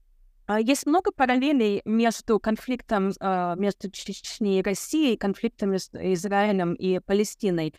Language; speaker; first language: Russian; non-native, local second language; Ukrainian